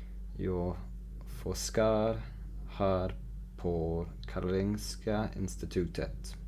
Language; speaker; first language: Swedish; non-native, learner; English